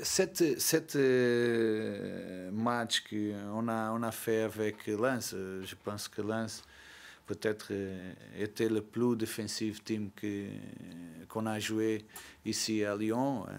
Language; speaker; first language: French; non-native, learner; Portuguese